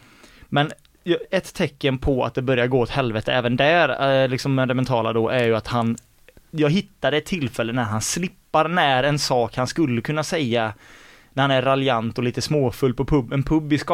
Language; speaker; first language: Swedish; native; Swedish